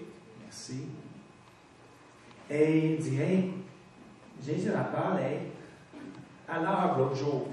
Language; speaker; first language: French; non-native, fluent; English